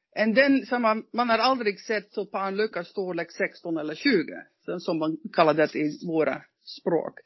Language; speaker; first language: Swedish; non-native, learner; Dutch